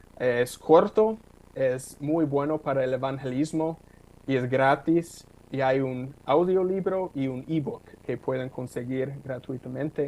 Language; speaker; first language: Spanish; non-native, fluent; English